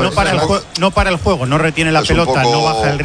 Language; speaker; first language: Spanish; native; Spanish